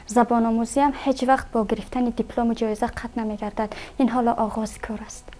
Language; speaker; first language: Tajik; native; Tajik